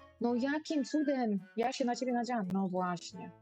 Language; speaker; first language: Polish; native; Polish